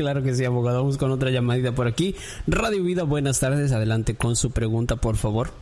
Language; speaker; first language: Spanish; native; Spanish